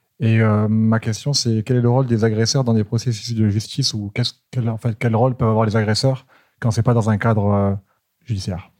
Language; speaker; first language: French; native; French